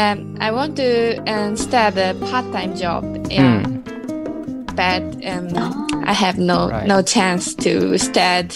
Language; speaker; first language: English; non-native, learner; Japanese